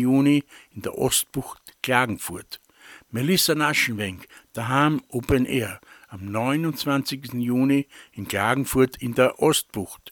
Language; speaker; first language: German; native; German